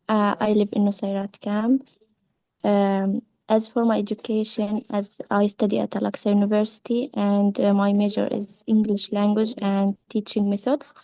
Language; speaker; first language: English; non-native, learner; Arabic